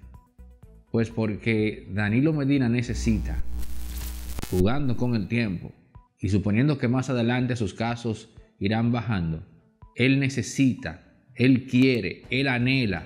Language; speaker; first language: Spanish; native; Spanish